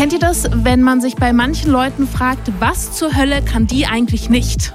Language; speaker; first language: German; native; German